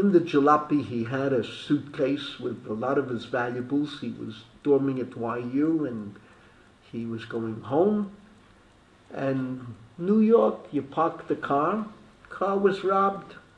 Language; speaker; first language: English; native; English